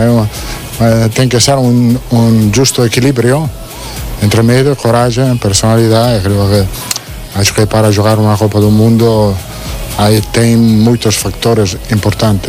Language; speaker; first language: Portuguese; non-native, learner; Italian